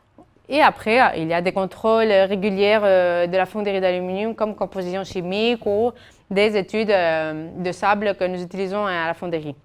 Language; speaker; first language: French; non-native, fluent; Spanish